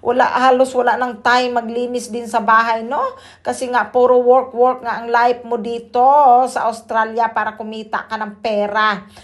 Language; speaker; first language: Filipino; native; Filipino